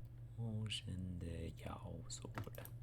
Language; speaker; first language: Chinese; non-native, learner; English